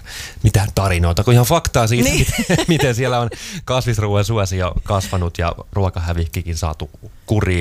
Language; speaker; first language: Finnish; native; Finnish